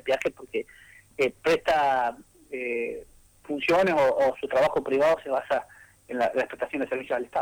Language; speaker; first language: Spanish; native; Spanish